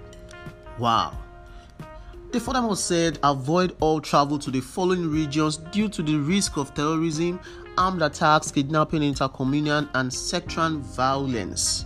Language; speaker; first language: English; non-native, local second language; Yoruba